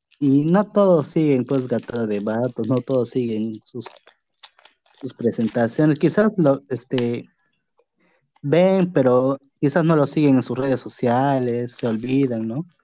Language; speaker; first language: Spanish; native; Spanish